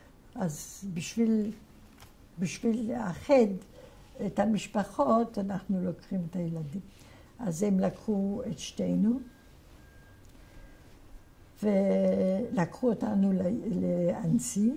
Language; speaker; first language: Hebrew; non-native, fluent; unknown